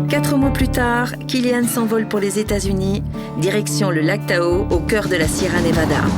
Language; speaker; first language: French; native; French